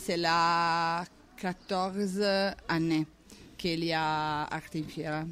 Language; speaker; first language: French; non-native, learner; Italian